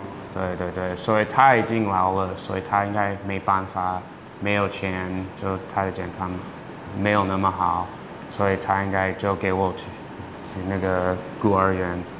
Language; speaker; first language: Chinese; early bilingual, heritage; English